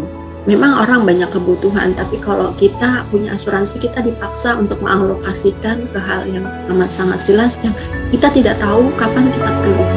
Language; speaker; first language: Indonesian; native; Indonesian